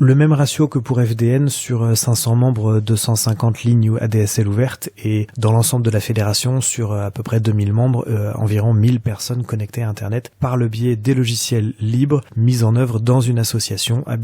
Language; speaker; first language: French; native; French